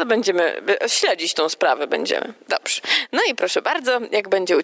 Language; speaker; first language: Polish; native; Polish